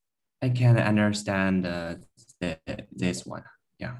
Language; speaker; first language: English; non-native, learner; Chinese